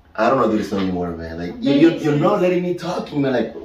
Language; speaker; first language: English; native; English